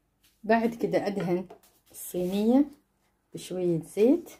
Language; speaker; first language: Arabic; native; Arabic